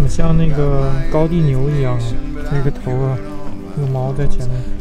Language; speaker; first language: Chinese; native; Chinese